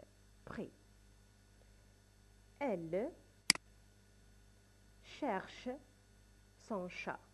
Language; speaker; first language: French; non-native, fluent; Arabic